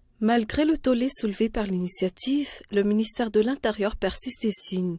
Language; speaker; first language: French; non-native, local second language; Malagasy